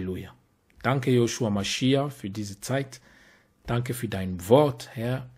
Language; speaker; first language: German; non-native, fluent; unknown